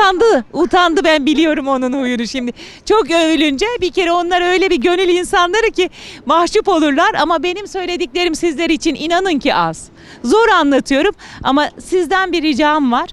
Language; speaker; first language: Turkish; native; Turkish